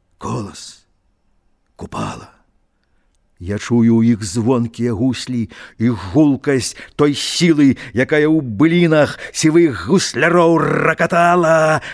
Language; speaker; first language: Belarusian; native; Belarusian